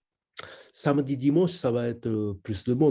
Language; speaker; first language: French; non-native, learner; Japanese